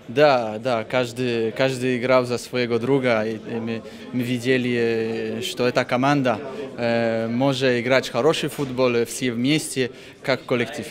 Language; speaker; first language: Russian; non-native, learner; Polish